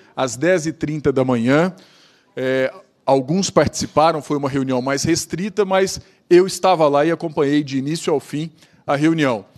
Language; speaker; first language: Portuguese; native; Portuguese